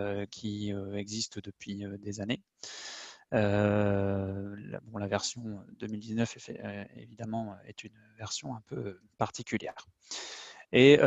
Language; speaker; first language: French; native; French